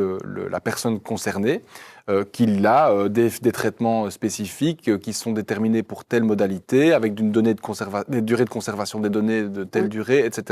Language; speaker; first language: French; native; French